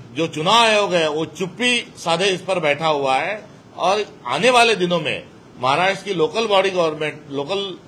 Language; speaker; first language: Hindi; non-native, local second language; Marathi